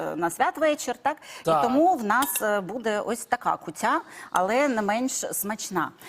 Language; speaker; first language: Ukrainian; native; Ukrainian